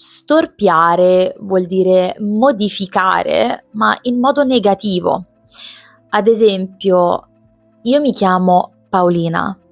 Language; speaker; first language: Italian; native; Italian